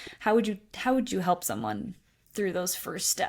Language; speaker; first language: English; native; English